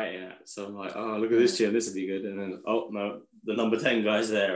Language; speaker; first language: English; native; English